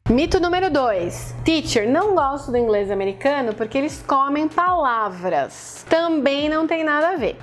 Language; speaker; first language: Portuguese; native; Portuguese